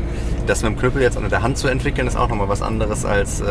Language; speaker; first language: German; native; German